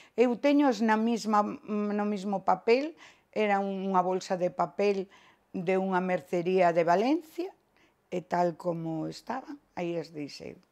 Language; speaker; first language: Galician; native; Galician